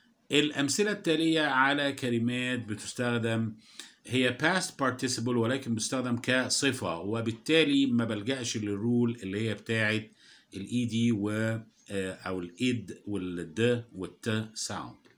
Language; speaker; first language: Arabic; native; Arabic